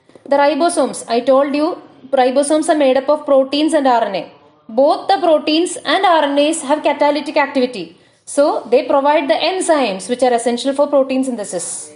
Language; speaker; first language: English; non-native, local second language; Malayalam